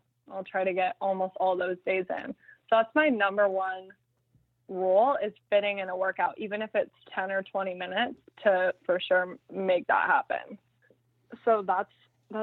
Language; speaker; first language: English; native; English